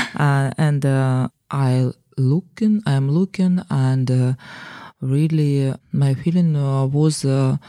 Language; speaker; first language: English; non-native, learner; Russian